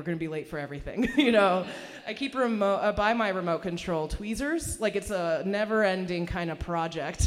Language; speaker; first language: English; early bilingual, other home language; Persian